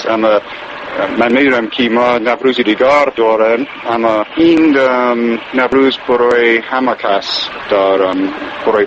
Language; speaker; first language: Persian; non-native, learner; English